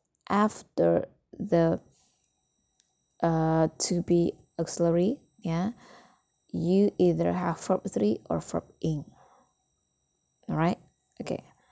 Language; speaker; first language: English; non-native, fluent; Indonesian